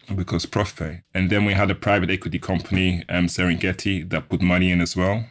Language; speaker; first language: English; non-native, fluent; German